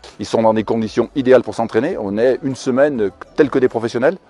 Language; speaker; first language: French; native; French